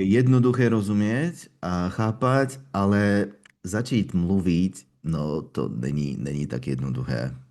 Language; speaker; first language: Czech; non-native, learner; Russian